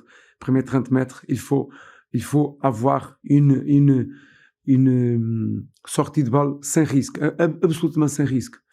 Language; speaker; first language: French; non-native, fluent; Portuguese